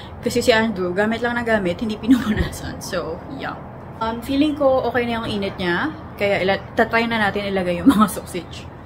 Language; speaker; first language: Filipino; native; Filipino